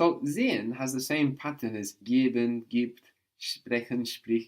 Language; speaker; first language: German; non-native, fluent; English